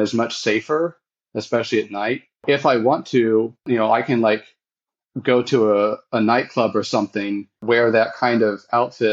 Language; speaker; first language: English; native; English